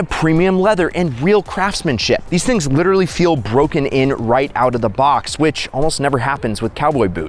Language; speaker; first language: English; native; English